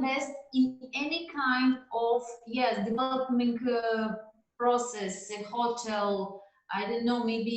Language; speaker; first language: English; non-native, learner; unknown